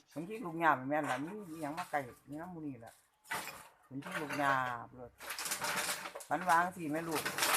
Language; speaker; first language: Thai; native; Thai